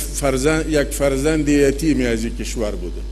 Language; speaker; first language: Persian; non-native, local second language; Pashto